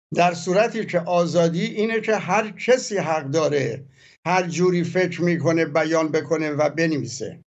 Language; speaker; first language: Persian; native; Persian